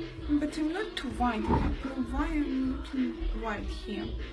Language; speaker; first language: English; non-native, learner; Russian